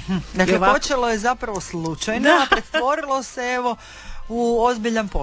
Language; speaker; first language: Serbian; native; Serbian